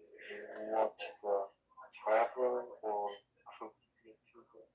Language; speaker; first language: English; non-native, learner; Korean